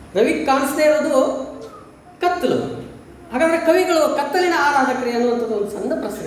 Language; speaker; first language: Kannada; native; Kannada